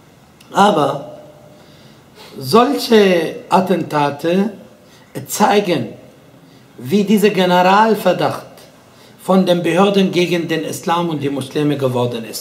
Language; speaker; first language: German; non-native, fluent; Arabic